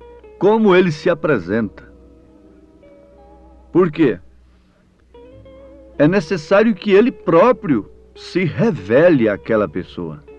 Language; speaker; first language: Portuguese; native; Portuguese